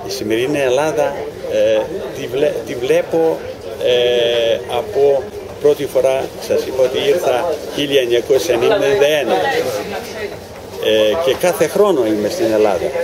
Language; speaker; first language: Greek; non-native, learner; Ukrainian